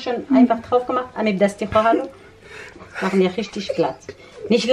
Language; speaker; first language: German; non-native, learner; Central Kurdish